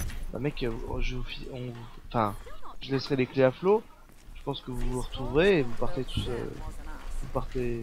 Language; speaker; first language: French; native; French